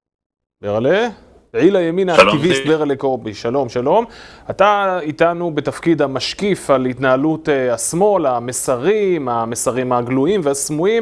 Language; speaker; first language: Hebrew; native; Hebrew